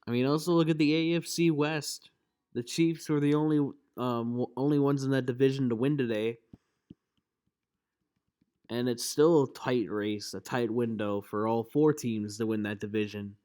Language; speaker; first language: English; native; English